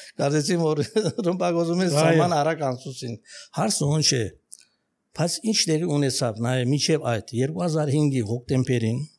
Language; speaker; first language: Armenian; early bilingual, heritage; Armenian